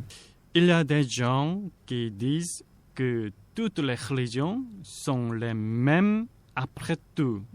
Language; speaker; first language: French; non-native, fluent; Korean